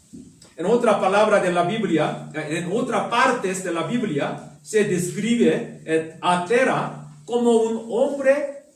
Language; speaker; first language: Spanish; non-native, learner; Korean